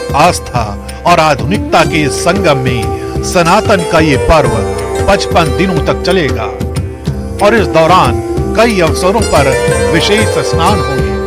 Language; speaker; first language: Hindi; native; Hindi